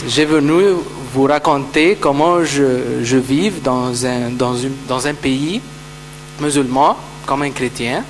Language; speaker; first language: French; non-native, fluent; Arabic